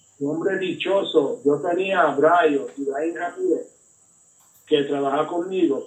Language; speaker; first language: Spanish; early bilingual, heritage; Spanish